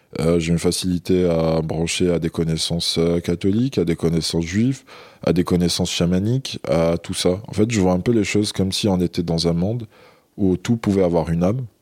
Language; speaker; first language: French; non-native, local second language; Arabic